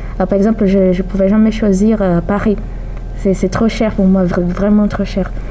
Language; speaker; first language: French; non-native, fluent; Portuguese